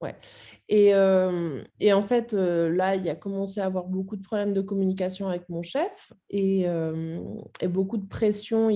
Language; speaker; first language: French; native; French